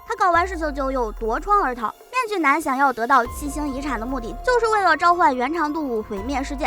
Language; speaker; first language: Chinese; native; Chinese